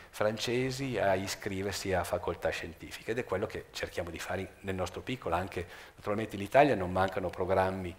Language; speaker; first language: Italian; native; Italian